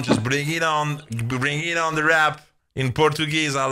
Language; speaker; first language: English; non-native, learner; French